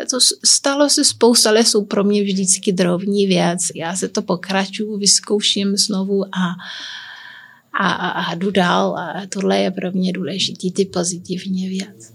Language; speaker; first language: Czech; non-native, learner; Kabuverdianu